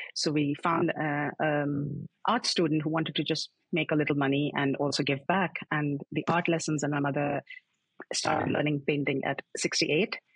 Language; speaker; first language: English; non-native, local second language; Hindi